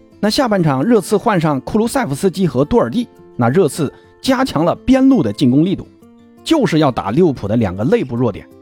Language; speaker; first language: Chinese; native; Chinese